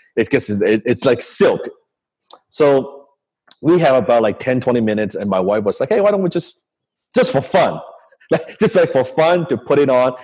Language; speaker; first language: English; non-native, local second language; Cantonese